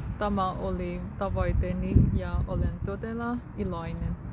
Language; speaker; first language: Finnish; non-native, learner; Burmese